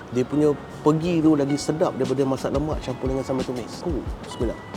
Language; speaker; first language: Malay; native; Malay